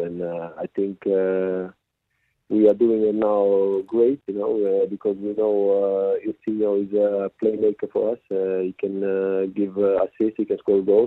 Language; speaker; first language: English; non-native, fluent; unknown